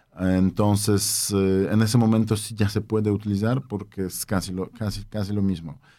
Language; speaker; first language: Spanish; non-native, fluent; Polish